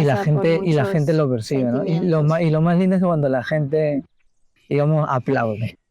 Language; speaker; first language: Spanish; native; Spanish